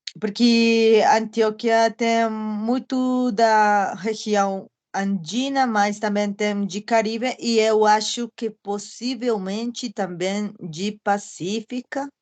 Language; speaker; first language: Portuguese; non-native, fluent; Spanish